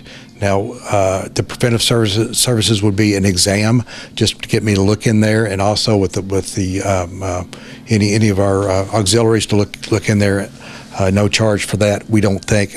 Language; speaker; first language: English; native; English